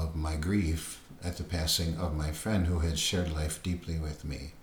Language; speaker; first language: English; native; English